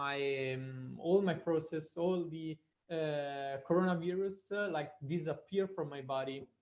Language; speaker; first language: English; non-native, fluent; Italian